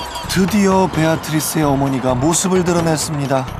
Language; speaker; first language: Korean; native; Korean